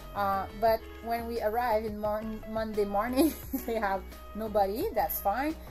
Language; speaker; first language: English; native; English